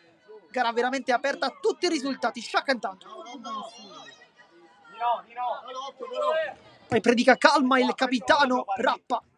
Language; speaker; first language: Italian; native; Italian